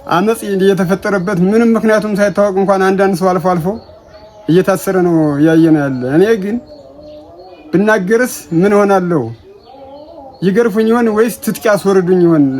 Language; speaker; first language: Amharic; native; Amharic